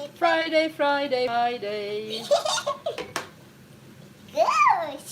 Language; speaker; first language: English; non-native, learner; Thai